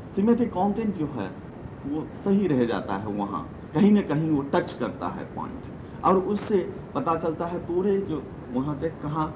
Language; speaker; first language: Hindi; non-native, local second language; Manipuri